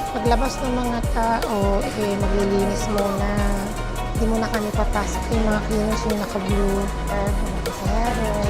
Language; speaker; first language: Filipino; native; Filipino